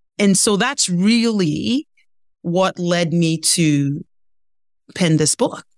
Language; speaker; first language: English; non-native, local second language; Ibibio